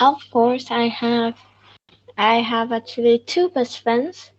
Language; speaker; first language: English; non-native, learner; Vietnamese